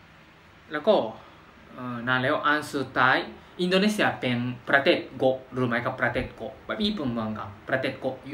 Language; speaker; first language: Thai; non-native, fluent; Japanese